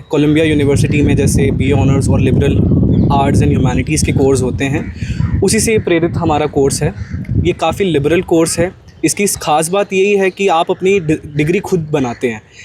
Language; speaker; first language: Hindi; native; Hindi